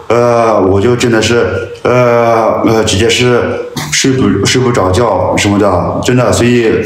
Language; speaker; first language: Chinese; non-native, local second language; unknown